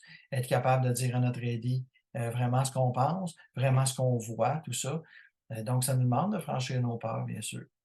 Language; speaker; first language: French; native; French